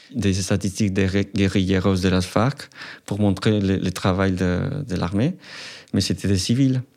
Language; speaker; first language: French; non-native, fluent; Spanish